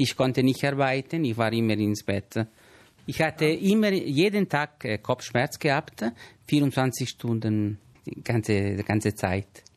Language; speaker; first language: German; non-native, local second language; Italian